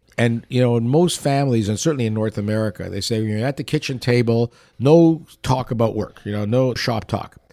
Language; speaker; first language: English; early bilingual, other home language; Yiddish